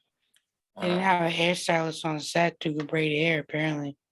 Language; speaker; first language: English; native; English